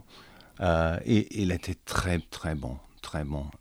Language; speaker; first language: French; non-native, learner; English